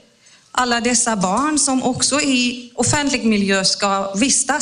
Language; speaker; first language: Swedish; non-native, fluent; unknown